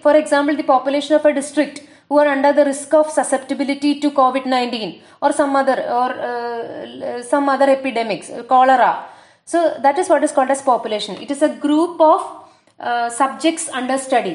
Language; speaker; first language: English; non-native, local second language; Malayalam